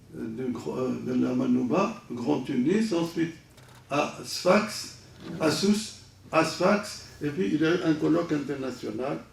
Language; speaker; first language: French; non-native, local second language; Arabic